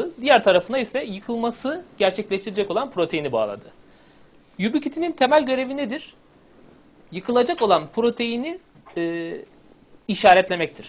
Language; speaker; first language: Turkish; native; Turkish